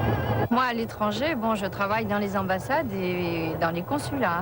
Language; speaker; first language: French; native; French